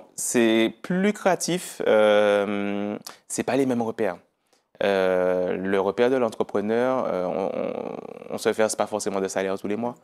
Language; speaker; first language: French; native; French